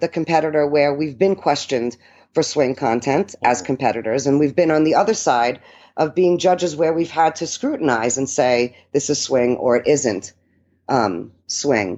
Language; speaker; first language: English; early bilingual, other home language; Italian